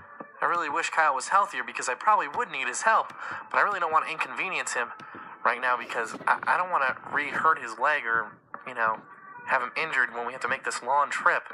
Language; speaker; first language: English; native; English